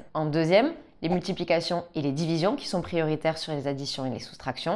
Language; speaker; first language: French; native; French